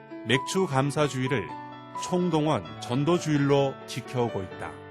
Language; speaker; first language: Korean; native; Korean